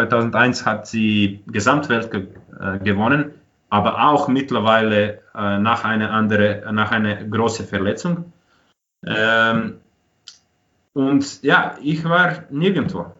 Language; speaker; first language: German; non-native, fluent; Croatian